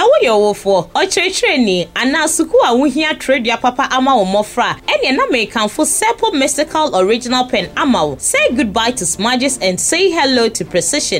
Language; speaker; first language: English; non-native, local second language; Akan